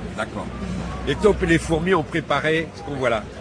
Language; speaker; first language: French; native; French